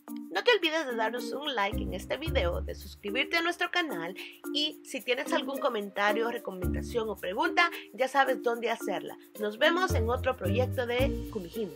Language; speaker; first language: Spanish; native; Spanish